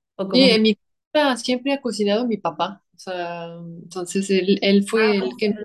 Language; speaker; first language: Spanish; non-native, fluent; French